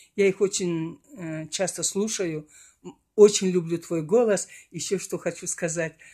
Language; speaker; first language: Russian; non-native, local second language; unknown